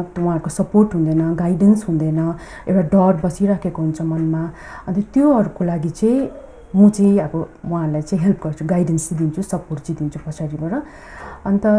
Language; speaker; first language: Nepali; native; Nepali